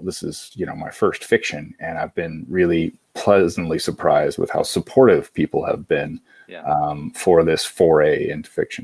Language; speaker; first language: English; native; English